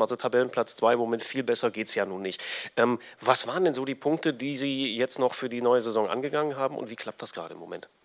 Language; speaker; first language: German; native; German